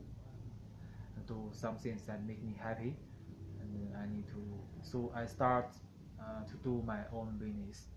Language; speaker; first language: English; non-native, learner; Chinese